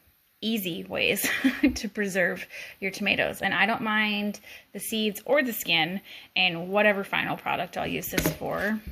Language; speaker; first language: English; native; English